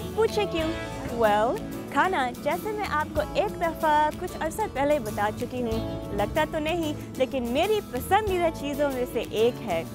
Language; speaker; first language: Hindi; early bilingual, heritage; Urdu